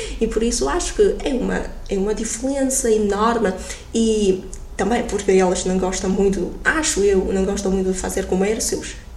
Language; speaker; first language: Portuguese; non-native, fluent; Chinese